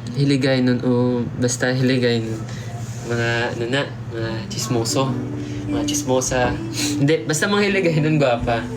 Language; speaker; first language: Filipino; non-native, local second language; Hiligaynon